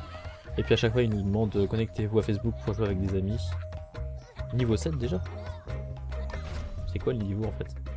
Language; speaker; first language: French; native; French